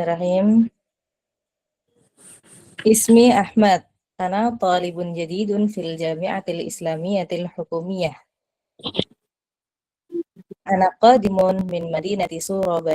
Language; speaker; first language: Arabic; non-native, learner; Indonesian